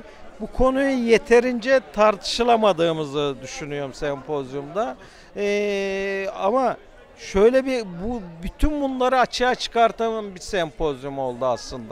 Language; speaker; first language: Turkish; native; Turkish